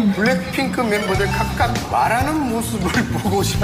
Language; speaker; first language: Korean; native; Korean